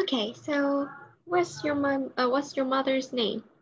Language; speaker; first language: English; non-native, learner; Vietnamese